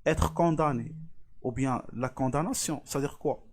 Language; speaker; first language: French; non-native, local second language; Arabic